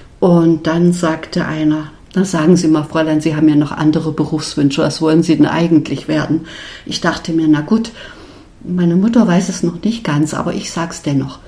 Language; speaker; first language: German; non-native, local second language; Upper Sorbian